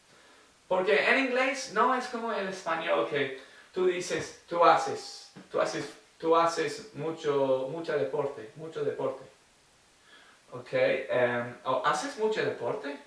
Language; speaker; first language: Spanish; non-native, learner; English